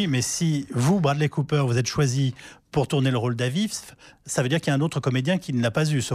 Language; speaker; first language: French; native; French